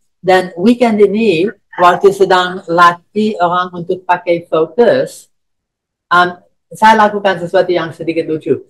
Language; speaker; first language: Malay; non-native, fluent; English